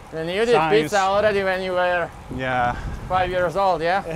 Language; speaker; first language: English; non-native, fluent; Slovak